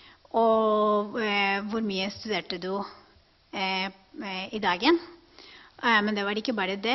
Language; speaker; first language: Norwegian; non-native, fluent; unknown